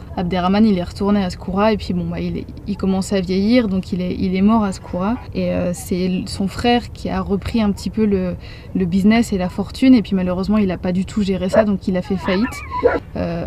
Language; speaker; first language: French; native; French